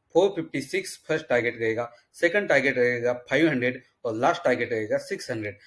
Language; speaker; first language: Hindi; native; Hindi